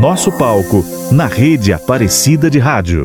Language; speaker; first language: Portuguese; native; Portuguese